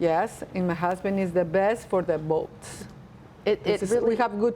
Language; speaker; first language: English; non-native, learner; Spanish